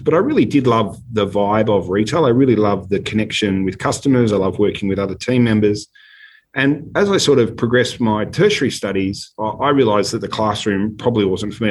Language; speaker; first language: English; native; English